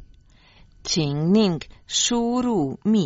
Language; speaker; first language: Croatian; native; Croatian